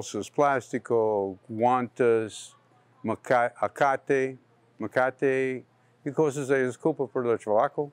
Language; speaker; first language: Spanish; non-native, learner; English